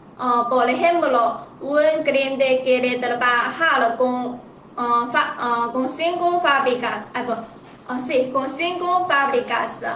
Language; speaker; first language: Spanish; non-native, learner; Chinese